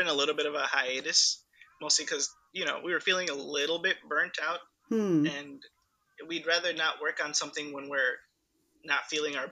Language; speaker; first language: English; early bilingual, other home language; Spanish